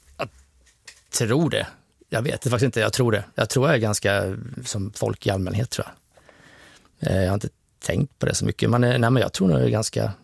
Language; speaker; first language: Swedish; native; Swedish